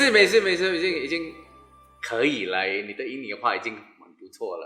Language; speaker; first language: Chinese; non-native, fluent; Indonesian